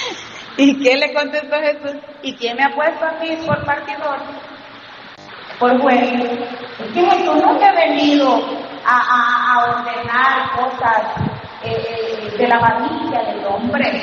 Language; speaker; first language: Spanish; native; Spanish